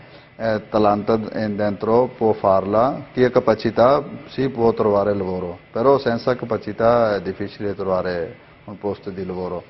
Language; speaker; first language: Italian; non-native, learner; Punjabi